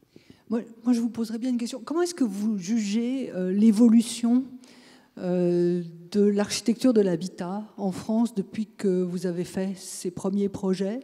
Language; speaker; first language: French; native; French